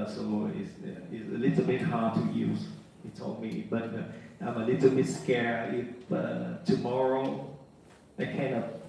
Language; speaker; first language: English; non-native, learner; Vietnamese